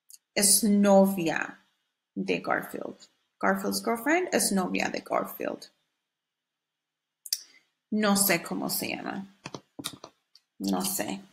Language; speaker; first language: Spanish; non-native, fluent; English